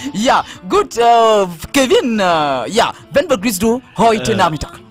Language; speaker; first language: German; non-native, fluent; French